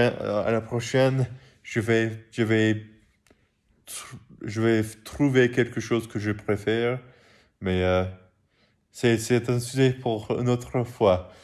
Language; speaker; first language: French; non-native, learner; English